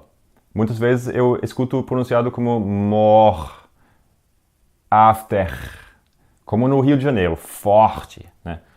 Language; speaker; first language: Portuguese; non-native, fluent; Danish